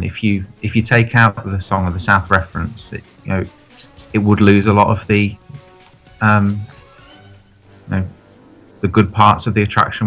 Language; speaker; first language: English; native; English